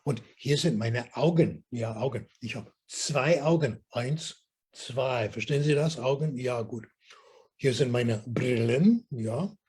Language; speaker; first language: German; non-native, learner; English